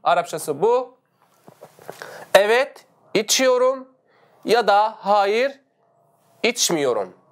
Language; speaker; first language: Turkish; non-native, fluent; Arabic